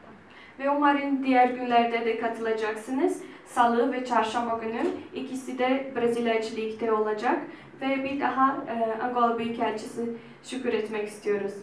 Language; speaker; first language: Turkish; non-native, fluent; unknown